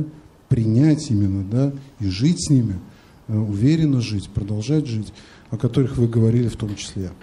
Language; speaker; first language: Russian; native; Russian